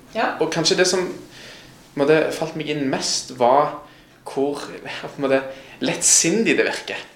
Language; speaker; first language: Norwegian; native; Norwegian